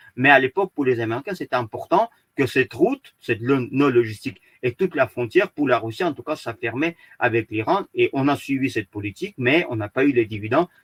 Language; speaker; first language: French; early bilingual, other home language; Azerbaijani